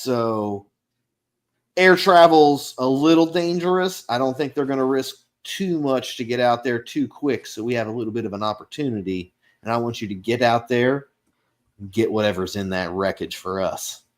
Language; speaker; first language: English; native; English